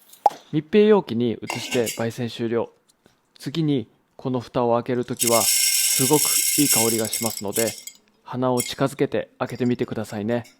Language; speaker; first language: Japanese; native; Japanese